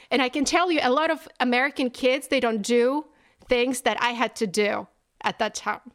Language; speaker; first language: English; non-native, fluent; Polish